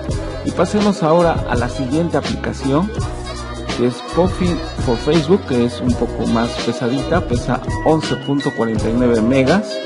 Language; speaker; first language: Spanish; native; Spanish